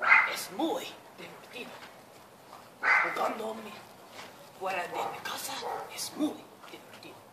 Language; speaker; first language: Spanish; non-native, learner; English